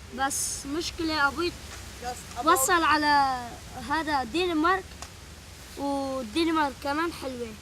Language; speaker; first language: Arabic; native; Arabic